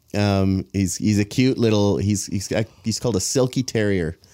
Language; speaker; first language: English; native; English